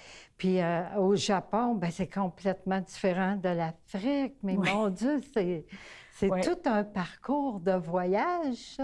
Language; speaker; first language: French; native; French